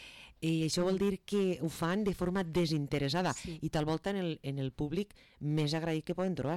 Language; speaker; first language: Catalan; native; Catalan